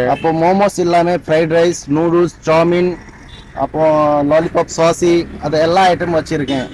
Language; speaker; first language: Tamil; non-native, fluent; Nepali